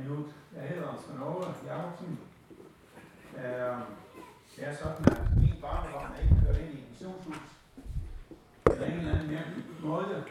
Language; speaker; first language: Danish; native; Danish